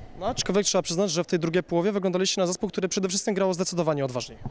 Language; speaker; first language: Polish; native; Polish